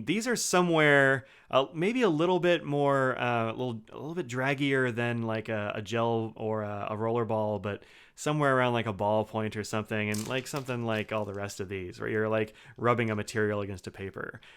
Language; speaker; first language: English; native; English